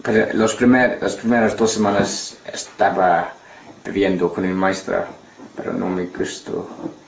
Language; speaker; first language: Spanish; non-native, learner; English